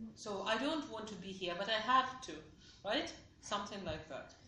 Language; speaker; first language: English; non-native, fluent; Ukrainian